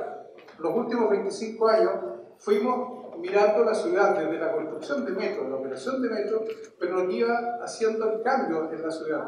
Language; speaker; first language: Spanish; native; Spanish